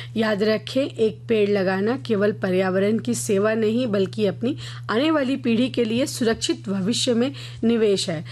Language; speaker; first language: Hindi; native; Hindi